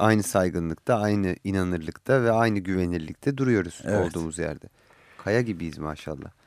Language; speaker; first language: Turkish; native; Turkish